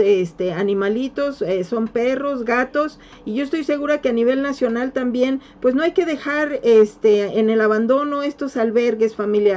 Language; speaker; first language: Spanish; native; Spanish